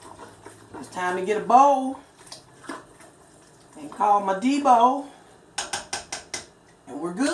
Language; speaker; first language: English; native; English